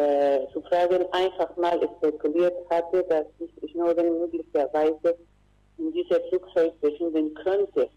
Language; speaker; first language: German; non-native, fluent; Spanish